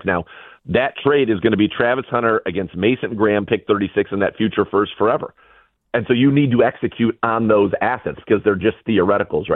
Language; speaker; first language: English; native; English